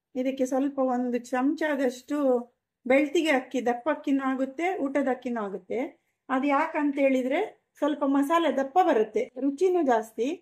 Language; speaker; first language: Kannada; non-native, local second language; Konkani